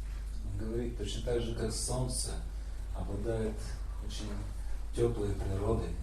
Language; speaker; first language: Russian; native; Russian